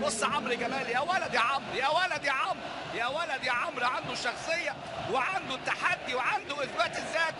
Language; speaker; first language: Arabic; native; Arabic